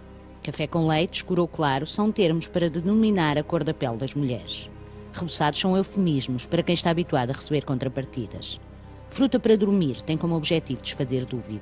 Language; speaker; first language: Portuguese; native; Portuguese